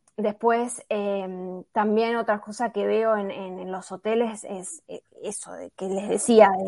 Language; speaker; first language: Spanish; native; Spanish